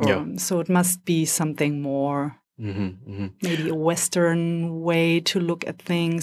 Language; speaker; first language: English; non-native, fluent; German